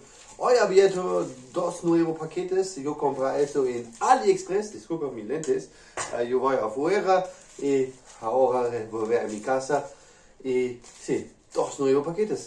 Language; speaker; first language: Spanish; non-native, learner; English